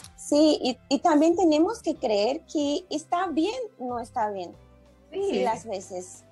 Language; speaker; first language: Spanish; non-native, learner; Portuguese